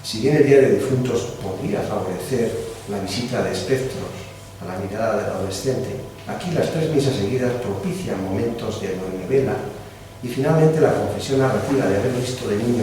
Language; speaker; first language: Spanish; native; Spanish